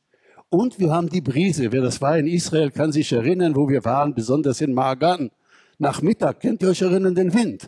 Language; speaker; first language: German; non-native, fluent; Hebrew